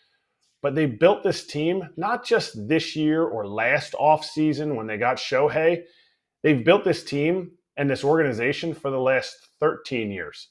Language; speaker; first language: English; native; English